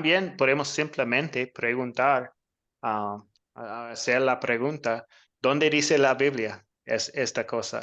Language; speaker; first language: Spanish; non-native, fluent; English